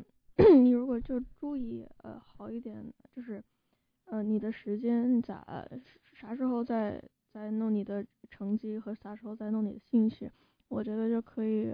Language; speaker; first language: Chinese; early bilingual, heritage; Chinese